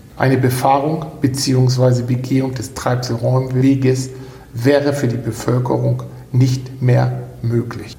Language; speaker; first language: German; native; German